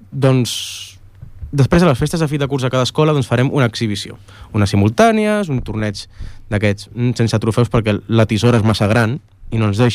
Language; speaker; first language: Catalan; native; Catalan